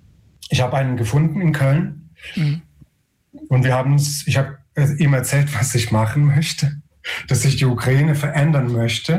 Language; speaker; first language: German; non-native, fluent; Ukrainian